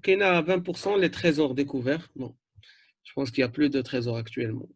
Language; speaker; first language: French; non-native, local second language; Arabic